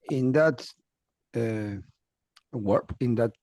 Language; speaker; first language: English; non-native, learner; Spanish